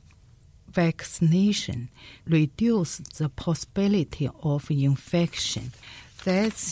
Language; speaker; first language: English; non-native, learner; Chinese